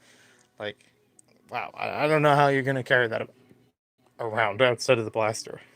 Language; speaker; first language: English; native; English